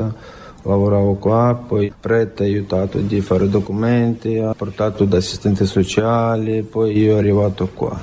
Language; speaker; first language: Italian; non-native, learner; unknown